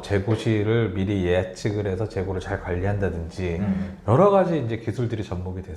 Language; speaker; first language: Korean; native; Korean